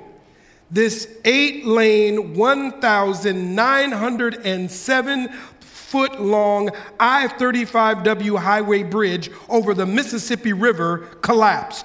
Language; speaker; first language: English; native; English